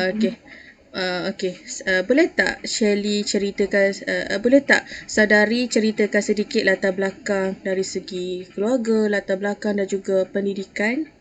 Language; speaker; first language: Malay; native; Malay